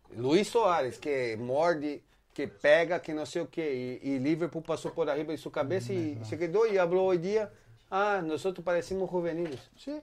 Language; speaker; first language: Spanish; non-native, fluent; Portuguese